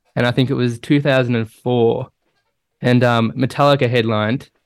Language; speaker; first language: English; native; English